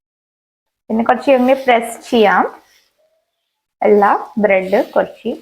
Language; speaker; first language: Malayalam; non-native, local second language; Hindi